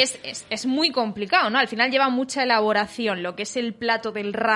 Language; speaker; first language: Spanish; native; Spanish